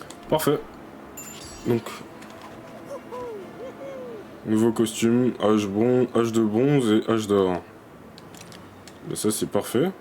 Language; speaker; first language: French; native; French